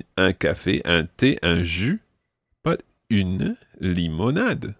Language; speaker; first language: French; non-native, fluent; English